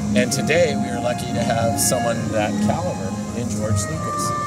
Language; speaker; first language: English; native; English